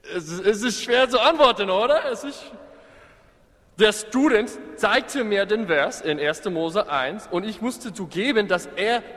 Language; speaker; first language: German; non-native, fluent; English